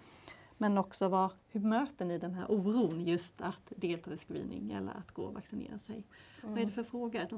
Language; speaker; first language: Swedish; native; Swedish